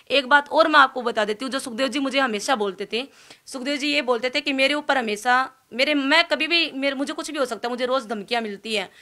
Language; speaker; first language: Hindi; native; Hindi